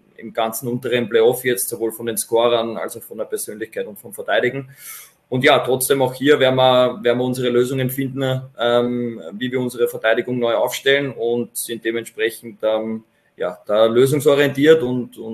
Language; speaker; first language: German; native; German